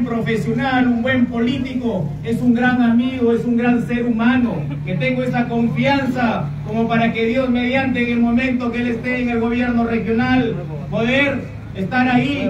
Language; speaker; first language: Spanish; native; Spanish